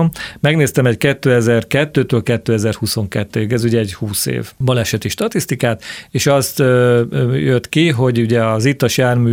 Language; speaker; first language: Hungarian; native; Hungarian